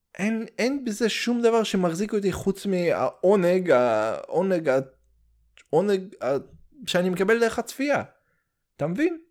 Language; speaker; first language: Hebrew; early bilingual, heritage; Hebrew